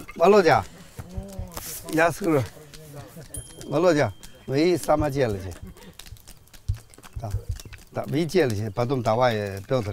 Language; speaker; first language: Russian; non-native, learner; Chinese